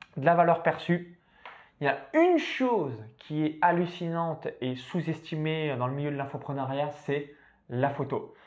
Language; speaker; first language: French; native; French